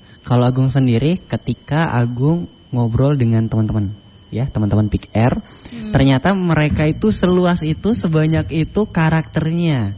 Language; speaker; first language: Indonesian; non-native, local second language; Javanese